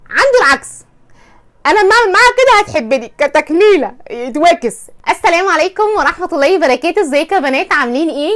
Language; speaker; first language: Arabic; native; Arabic